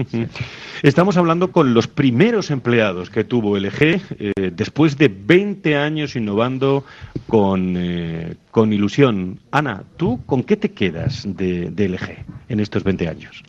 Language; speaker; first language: Spanish; native; Spanish